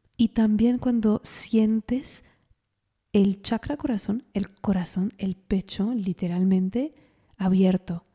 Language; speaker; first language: Spanish; non-native, fluent; French